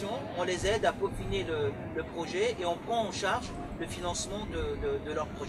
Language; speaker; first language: French; early bilingual, other home language; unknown